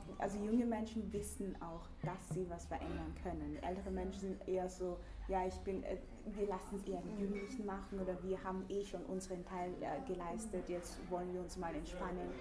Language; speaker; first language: German; early bilingual, other home language; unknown